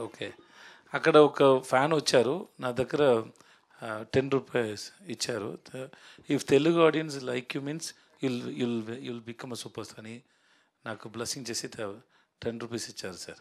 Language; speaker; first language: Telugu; non-native, learner; Tamil